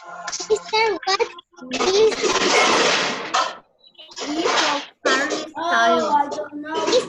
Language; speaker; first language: English; non-native, learner; Spanish